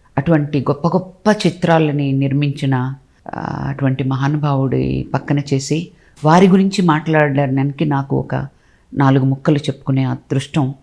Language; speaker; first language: Telugu; native; Telugu